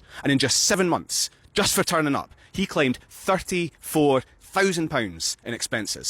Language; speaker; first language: English; native; English